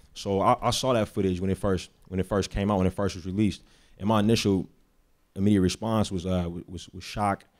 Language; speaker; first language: English; native; English